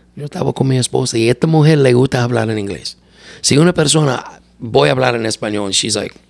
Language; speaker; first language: Spanish; non-native, learner; English